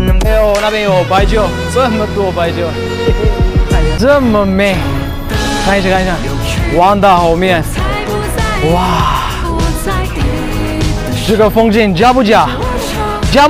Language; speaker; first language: Chinese; non-native, fluent; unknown